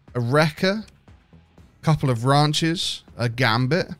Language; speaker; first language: English; native; English